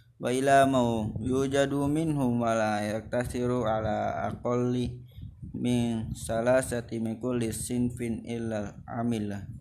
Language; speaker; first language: Arabic; non-native, learner; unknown